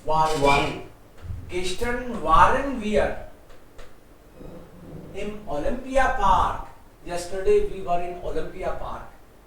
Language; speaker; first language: Hindi; native; Hindi